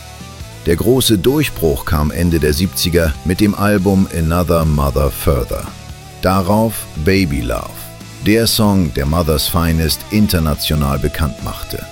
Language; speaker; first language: German; native; German